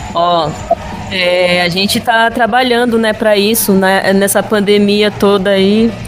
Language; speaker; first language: Portuguese; native; Portuguese